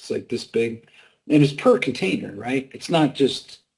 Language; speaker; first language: English; native; English